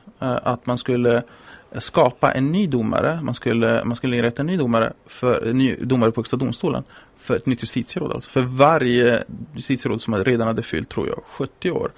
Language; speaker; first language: Swedish; non-native, fluent; Italian